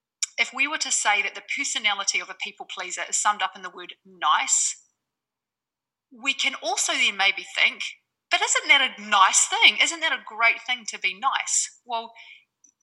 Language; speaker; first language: English; native; English